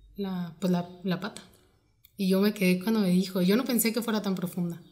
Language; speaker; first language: Spanish; native; Spanish